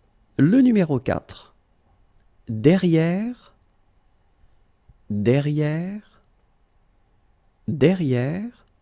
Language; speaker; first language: French; native; French